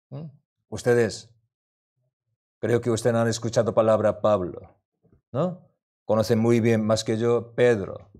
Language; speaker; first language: Spanish; non-native, learner; Korean